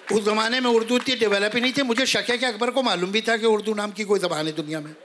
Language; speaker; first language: Hindi; native; Hindi